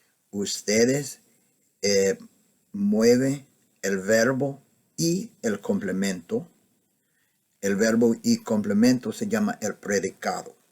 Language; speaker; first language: Spanish; non-native, fluent; English